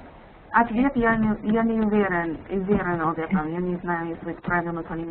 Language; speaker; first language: Russian; non-native, learner; English